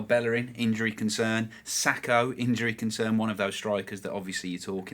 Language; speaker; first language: English; native; English